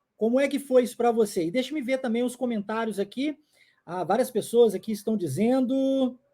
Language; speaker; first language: Portuguese; non-native, fluent; English